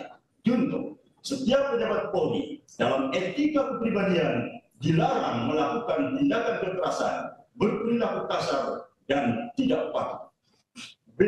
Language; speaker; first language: Indonesian; native; Indonesian